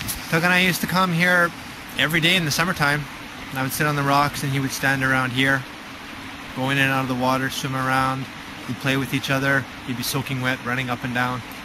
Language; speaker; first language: English; native; English